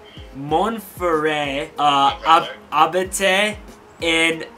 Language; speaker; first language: French; non-native, learner; English